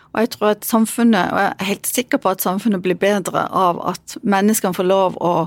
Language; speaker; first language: Norwegian; native; Norwegian